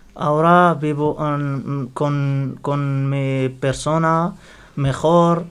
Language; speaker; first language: Spanish; non-native, learner; Arabic